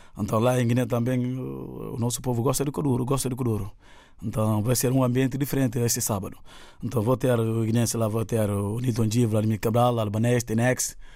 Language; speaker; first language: Portuguese; non-native, local second language; Upper Guinea Crioulo